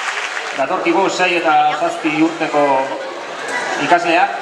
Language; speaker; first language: Basque; native; Basque